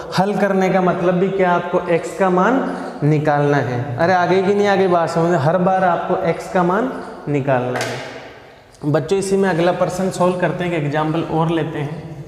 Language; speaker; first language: Hindi; native; Hindi